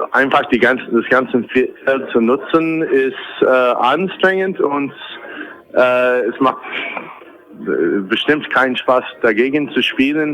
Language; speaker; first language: German; non-native, fluent; English